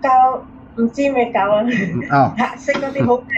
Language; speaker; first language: Cantonese; non-native, learner; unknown